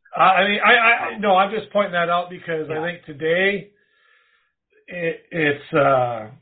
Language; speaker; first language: English; native; English